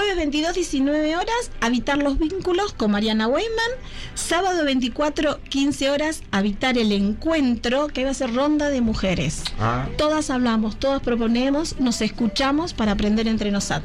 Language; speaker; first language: Spanish; native; Spanish